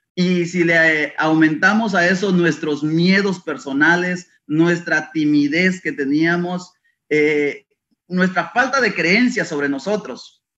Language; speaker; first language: Spanish; native; Spanish